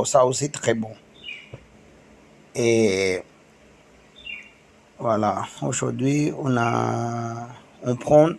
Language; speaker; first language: French; non-native, learner; Tamil